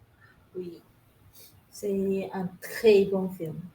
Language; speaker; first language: French; non-native, learner; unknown